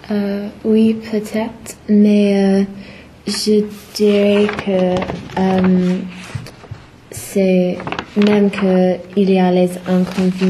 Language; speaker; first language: French; non-native, learner; English